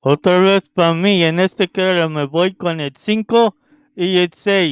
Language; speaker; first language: Spanish; early bilingual, heritage; Spanish